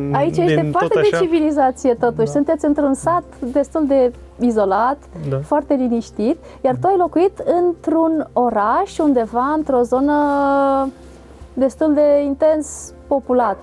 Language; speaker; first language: Romanian; native; Romanian